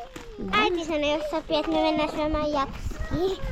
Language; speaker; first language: Finnish; early bilingual, other home language; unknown